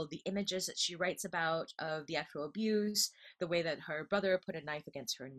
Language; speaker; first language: English; native; English